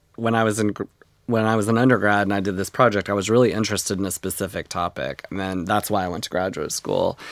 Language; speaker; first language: English; native; English